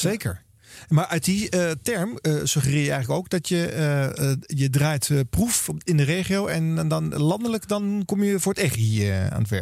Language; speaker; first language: Dutch; native; Dutch